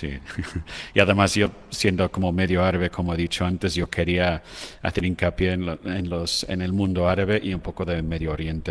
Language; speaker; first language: Spanish; non-native, fluent; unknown